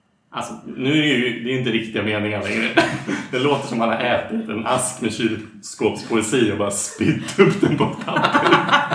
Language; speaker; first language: Swedish; native; Swedish